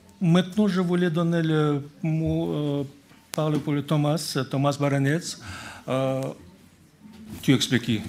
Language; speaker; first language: French; non-native, learner; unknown